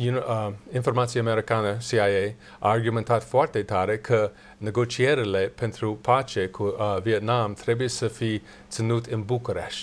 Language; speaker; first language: Romanian; non-native, learner; English